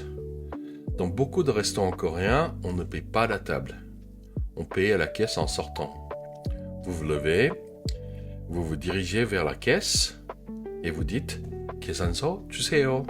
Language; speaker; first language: French; non-native, fluent; Korean